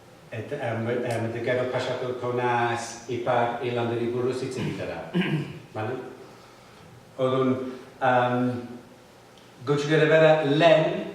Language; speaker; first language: Basque; non-native, fluent; English